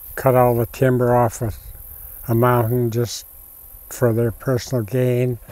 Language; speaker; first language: English; native; English